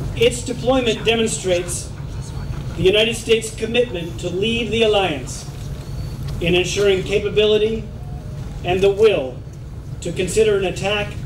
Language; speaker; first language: English; native; English